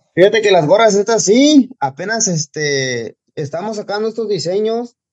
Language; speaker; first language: Spanish; native; Spanish